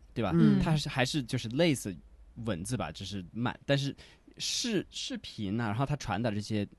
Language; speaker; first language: Chinese; non-native, fluent; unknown